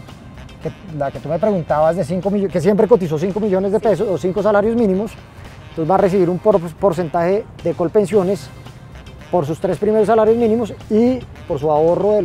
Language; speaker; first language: Spanish; native; Spanish